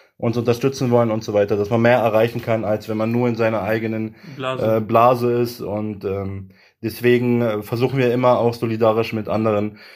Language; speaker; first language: German; early bilingual, other home language; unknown